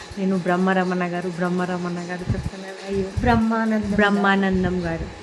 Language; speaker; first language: Telugu; non-native, fluent; Bangla